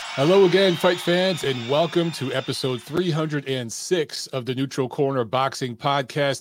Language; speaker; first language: English; native; English